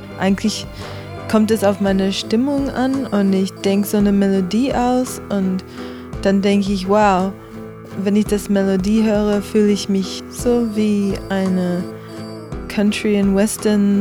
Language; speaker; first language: German; non-native, fluent; English